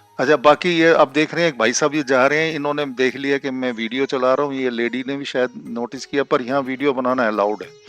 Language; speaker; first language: Hindi; non-native, local second language; Punjabi